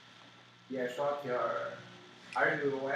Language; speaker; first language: English; non-native, learner; Portuguese